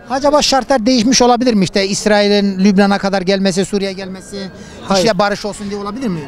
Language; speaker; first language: Turkish; native; Turkish